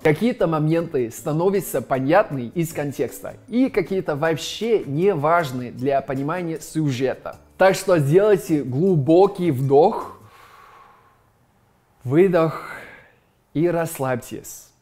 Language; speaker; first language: Russian; non-native, fluent; English